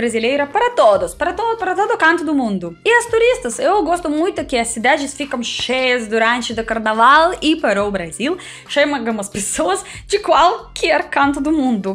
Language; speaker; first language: Portuguese; non-native, fluent; Russian